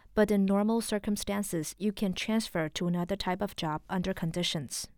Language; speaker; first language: English; non-native, local second language; Filipino